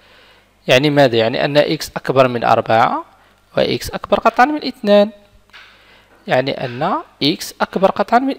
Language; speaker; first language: Arabic; native; Arabic